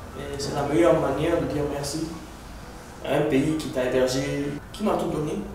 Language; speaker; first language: French; non-native, local second language; Arabic